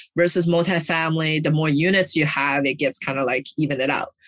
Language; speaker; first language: English; early bilingual, other home language; Chinese